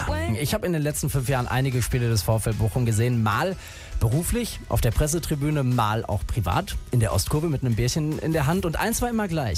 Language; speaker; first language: German; native; German